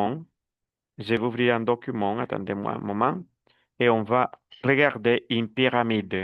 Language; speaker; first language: French; non-native, fluent; Spanish